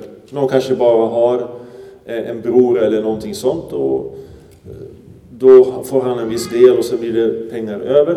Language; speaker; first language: Swedish; early bilingual, other home language; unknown